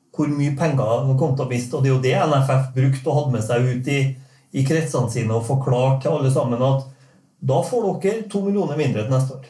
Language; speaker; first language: Norwegian; native; Norwegian